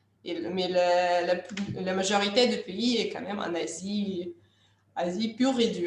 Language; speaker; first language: French; non-native, fluent; Russian